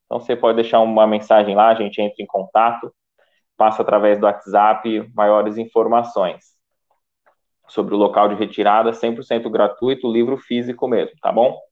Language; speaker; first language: Portuguese; native; Portuguese